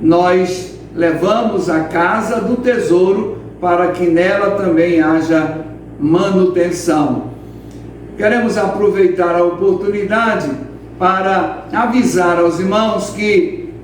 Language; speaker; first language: Portuguese; native; Portuguese